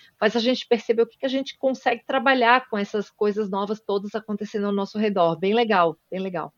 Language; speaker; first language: Portuguese; native; Portuguese